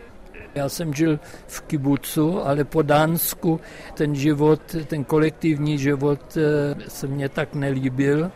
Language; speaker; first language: Czech; non-native, local second language; German